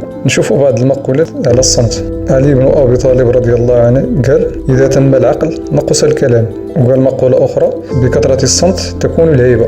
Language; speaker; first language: Arabic; native; Arabic